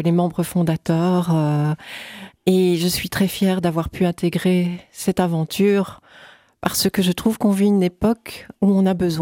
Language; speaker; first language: French; native; French